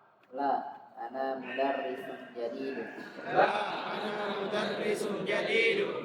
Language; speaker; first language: Arabic; non-native, learner; Indonesian